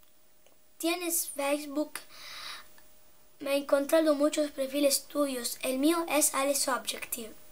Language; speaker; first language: Spanish; non-native, learner; Italian